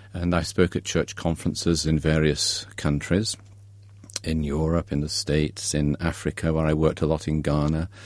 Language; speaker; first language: English; native; English